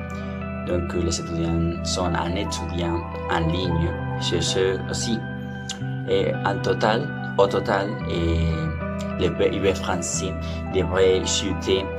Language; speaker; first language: French; non-native, learner; Spanish